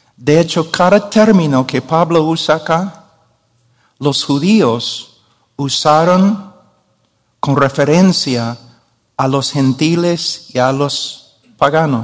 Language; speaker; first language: Spanish; non-native, fluent; English